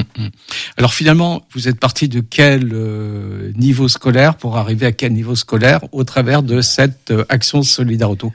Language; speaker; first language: French; native; French